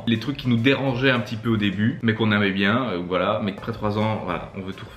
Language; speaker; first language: French; native; French